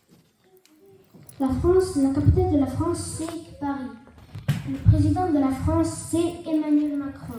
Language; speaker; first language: French; early bilingual, other home language; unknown